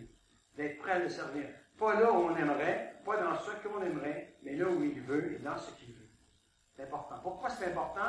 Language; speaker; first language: French; native; French